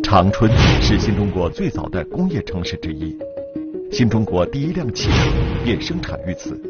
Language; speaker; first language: Chinese; native; Chinese